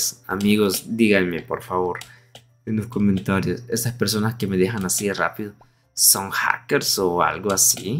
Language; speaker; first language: Spanish; native; Spanish